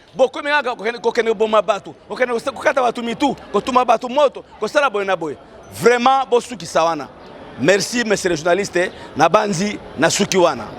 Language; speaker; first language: Lingala; non-native, local second language; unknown